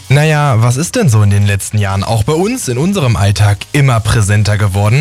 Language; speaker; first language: German; native; German